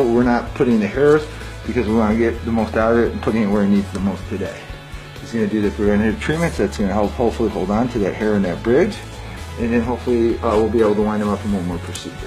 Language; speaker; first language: English; native; English